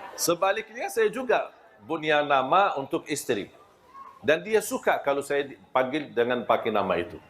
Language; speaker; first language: Malay; non-native, fluent; Arabic